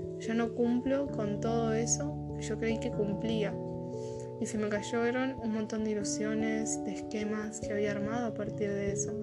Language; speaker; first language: Spanish; native; Spanish